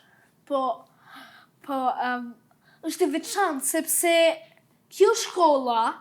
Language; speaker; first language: Albanian; early bilingual, heritage; Albanian